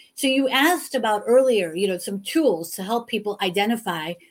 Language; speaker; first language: English; early bilingual, other home language; Hindi